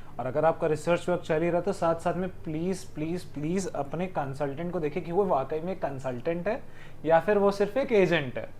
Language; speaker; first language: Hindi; native; Hindi